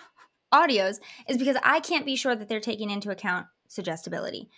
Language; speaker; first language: English; native; English